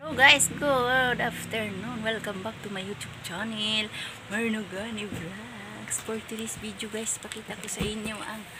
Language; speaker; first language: Filipino; non-native, local second language; Cebuano